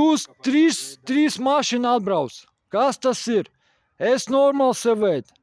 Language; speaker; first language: Latvian; non-native, local second language; Russian